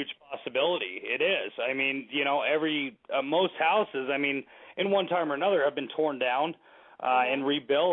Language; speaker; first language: English; native; English